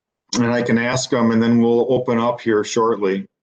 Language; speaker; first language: English; native; English